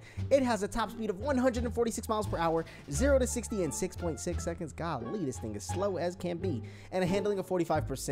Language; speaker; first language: English; native; English